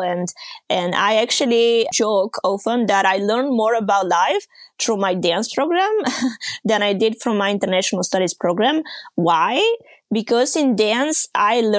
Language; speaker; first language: English; non-native, fluent; Bulgarian